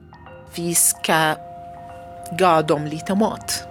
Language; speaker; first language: Swedish; non-native, learner; Arabic